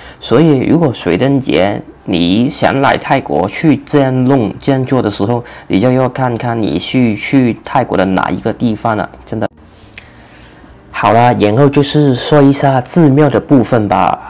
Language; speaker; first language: Chinese; non-native, fluent; Cantonese